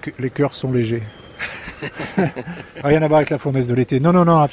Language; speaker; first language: French; native; French